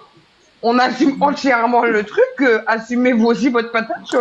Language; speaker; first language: French; native; French